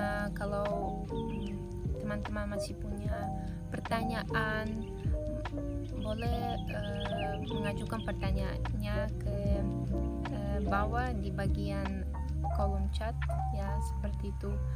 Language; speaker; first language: Indonesian; non-native, fluent; Russian